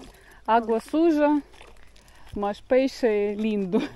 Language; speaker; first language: Portuguese; non-native, learner; Russian